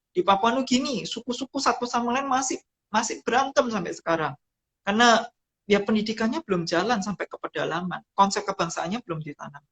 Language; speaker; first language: Indonesian; non-native, local second language; Javanese